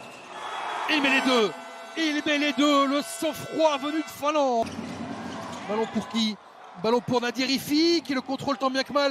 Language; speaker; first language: French; native; French